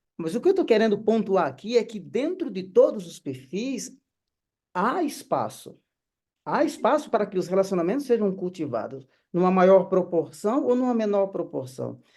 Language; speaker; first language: Portuguese; native; Portuguese